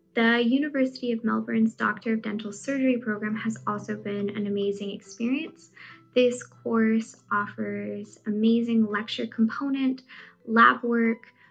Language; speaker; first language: English; native; English